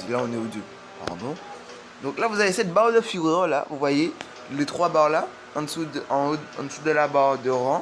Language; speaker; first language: French; native; French